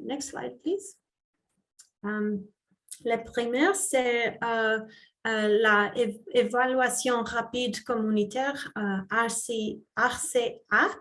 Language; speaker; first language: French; non-native, fluent; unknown